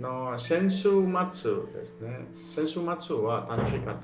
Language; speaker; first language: Japanese; non-native, fluent; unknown